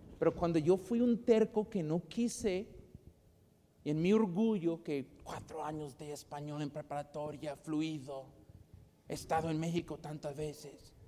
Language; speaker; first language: Spanish; non-native, fluent; English